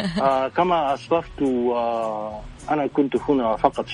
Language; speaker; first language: Arabic; non-native, fluent; Japanese